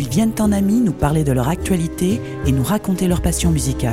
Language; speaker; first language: French; native; French